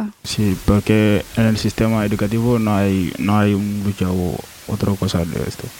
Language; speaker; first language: Spanish; non-native, learner; Wolof